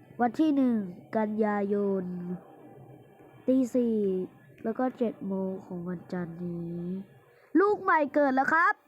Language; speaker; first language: Thai; native; Thai